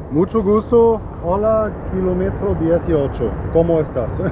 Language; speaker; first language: Spanish; non-native, learner; German